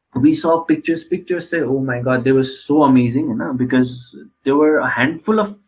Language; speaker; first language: English; non-native, local second language; Nepali